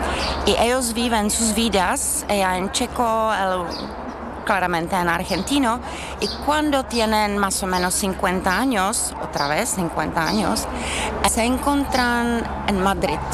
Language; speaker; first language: Spanish; non-native, fluent; Czech